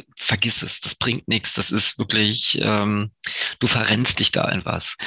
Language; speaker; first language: German; native; German